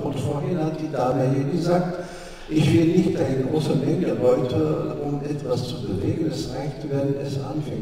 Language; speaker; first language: German; non-native, fluent; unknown